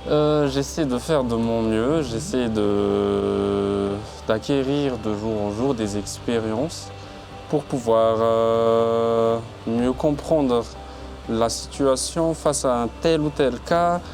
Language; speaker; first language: French; non-native, local second language; Malagasy